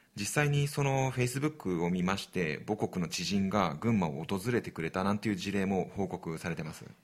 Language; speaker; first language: Japanese; native; Japanese